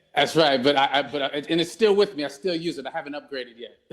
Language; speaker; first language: English; native; English